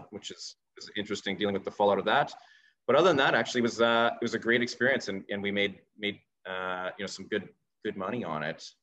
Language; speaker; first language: English; native; English